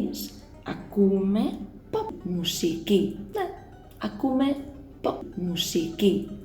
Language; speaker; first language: Greek; non-native, learner; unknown